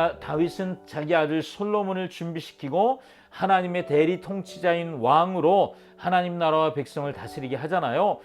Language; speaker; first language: Korean; native; Korean